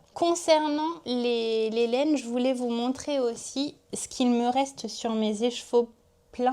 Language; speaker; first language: French; native; French